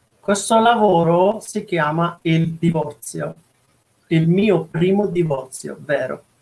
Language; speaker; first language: Italian; non-native, fluent; Persian